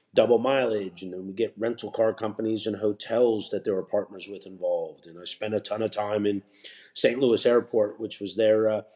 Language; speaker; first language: English; native; English